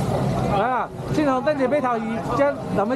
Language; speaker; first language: Chinese; native; Chinese